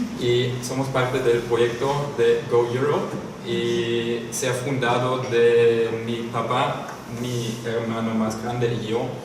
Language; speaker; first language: Spanish; non-native, fluent; German